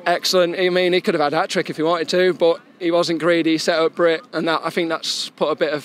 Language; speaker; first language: English; native; English